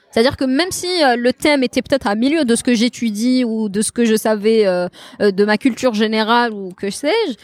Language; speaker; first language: French; non-native, local second language; Kabyle